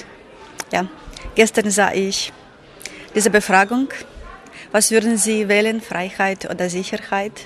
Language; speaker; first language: German; non-native, fluent; Ukrainian